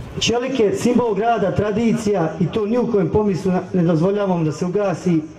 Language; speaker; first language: Croatian; native; Croatian